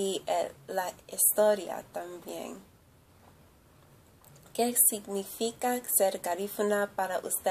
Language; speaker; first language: Spanish; early bilingual, heritage; English